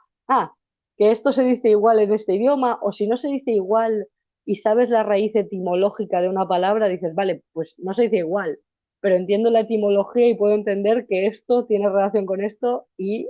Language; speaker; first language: Spanish; native; Spanish